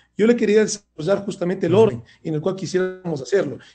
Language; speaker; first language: Spanish; native; Spanish